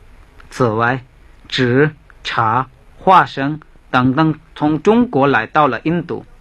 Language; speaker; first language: Chinese; non-native, fluent; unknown